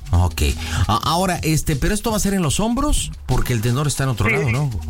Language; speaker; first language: Spanish; native; Spanish